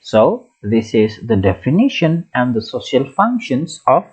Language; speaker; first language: English; non-native, learner; Indonesian